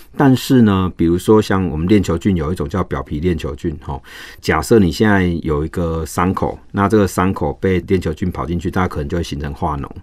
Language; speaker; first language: Chinese; native; Chinese